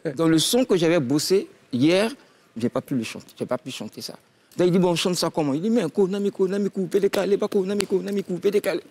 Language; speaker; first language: French; non-native, local second language; Dyula